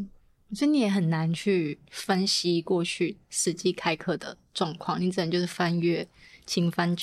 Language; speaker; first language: Chinese; native; Chinese